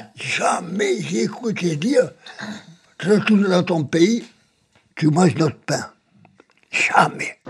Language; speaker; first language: French; non-native, fluent; Spanish